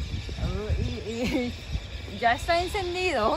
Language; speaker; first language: Spanish; non-native, learner; Japanese